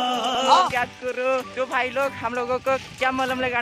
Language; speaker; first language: Hindi; non-native, local second language; Bodo